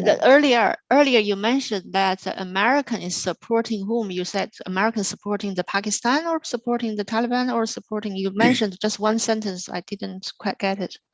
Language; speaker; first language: English; non-native, fluent; Chinese